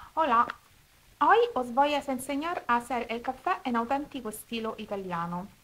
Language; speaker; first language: Spanish; non-native, fluent; Italian